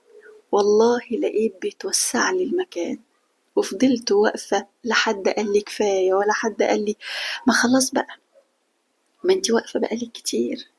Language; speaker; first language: Arabic; native; Arabic